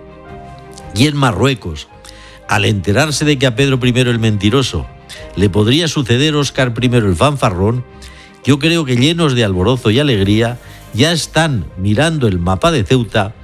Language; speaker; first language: Spanish; native; Spanish